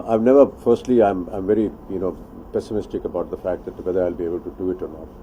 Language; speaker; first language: English; non-native, local second language; Hindi